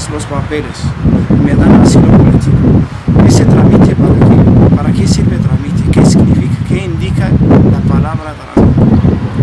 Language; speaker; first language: Spanish; non-native, learner; Arabic